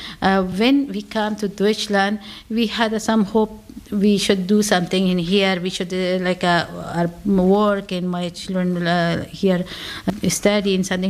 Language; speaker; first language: English; non-native, learner; Persian